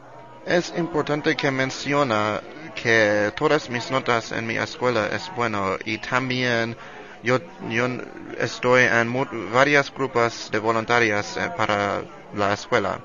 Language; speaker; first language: Spanish; non-native, learner; English